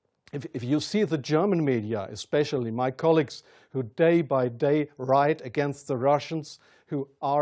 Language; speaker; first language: English; non-native, fluent; German